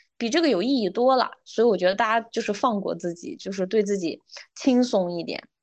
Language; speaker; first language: Chinese; non-native, local second language; Uyghur